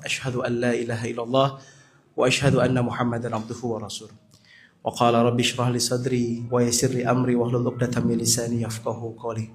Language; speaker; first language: Indonesian; native; Indonesian